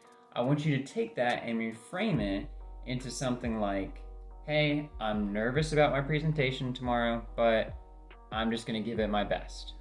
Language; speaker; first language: English; native; English